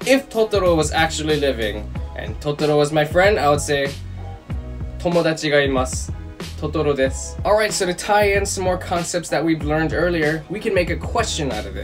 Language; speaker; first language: English; native; English